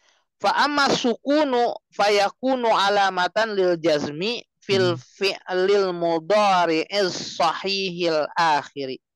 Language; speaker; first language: Arabic; non-native, learner; Indonesian